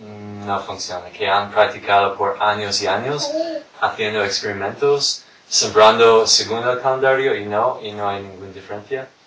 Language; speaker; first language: Spanish; non-native, fluent; English